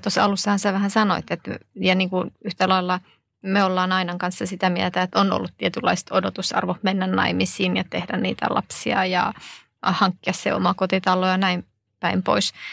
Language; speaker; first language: Finnish; native; Finnish